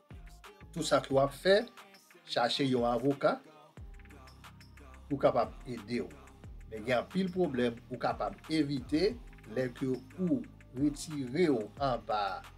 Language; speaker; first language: French; non-native, learner; Haitian Creole